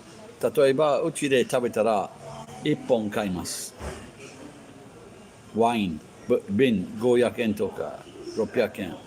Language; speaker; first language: Japanese; non-native, learner; English